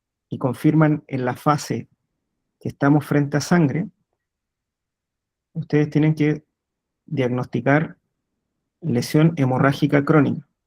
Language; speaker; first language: Spanish; native; Spanish